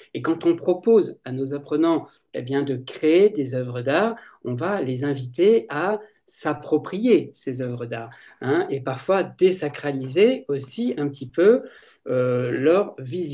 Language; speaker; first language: French; native; French